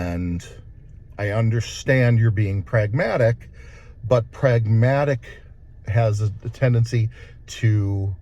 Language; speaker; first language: English; native; English